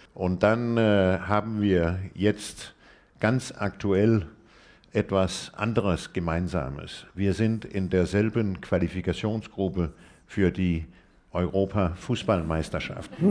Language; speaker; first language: German; non-native, fluent; Danish